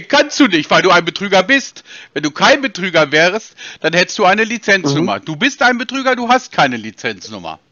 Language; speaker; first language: German; native; German